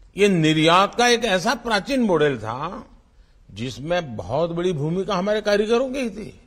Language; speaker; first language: Hindi; non-native, local second language; Gujarati